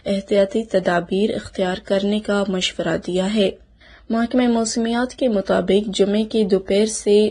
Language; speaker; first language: Urdu; non-native, local second language; Baluchi